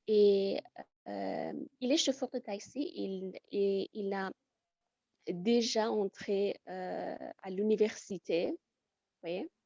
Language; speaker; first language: French; non-native, fluent; Persian